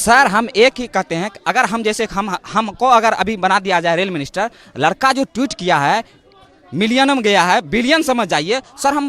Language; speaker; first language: Hindi; native; Hindi